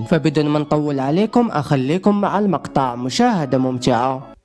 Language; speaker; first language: Arabic; native; Arabic